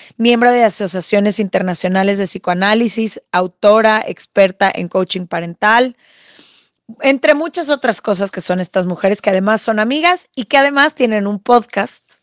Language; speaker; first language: Spanish; native; Spanish